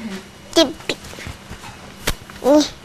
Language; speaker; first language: Indonesian; native; Indonesian